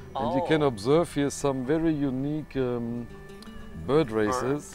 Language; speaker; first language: English; non-native, fluent; German